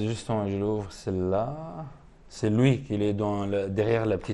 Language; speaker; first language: French; non-native, fluent; Arabic